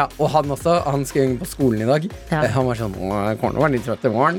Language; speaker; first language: Norwegian; native; Norwegian